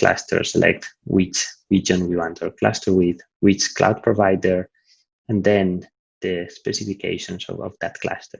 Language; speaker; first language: English; non-native, fluent; Italian